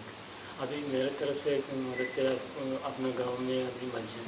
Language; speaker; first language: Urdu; non-native, learner; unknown